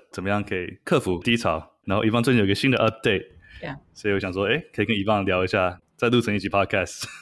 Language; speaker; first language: Chinese; native; Chinese